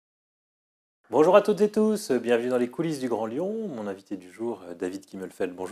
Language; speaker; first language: French; native; French